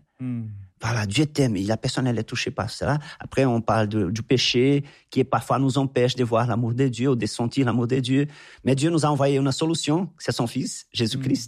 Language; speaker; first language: French; non-native, fluent; Portuguese